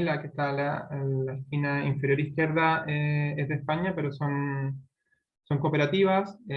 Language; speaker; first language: Spanish; native; Spanish